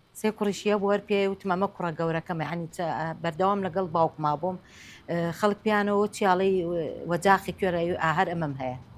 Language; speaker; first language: Central Kurdish; native; Central Kurdish